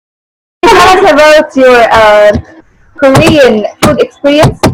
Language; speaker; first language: English; non-native, fluent; Arabic